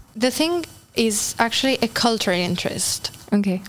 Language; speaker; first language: English; non-native, fluent; Italian